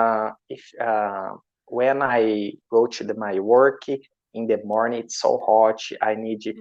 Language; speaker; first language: English; non-native, learner; Portuguese